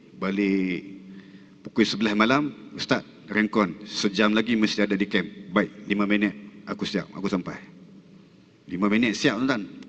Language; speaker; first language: Malay; native; Malay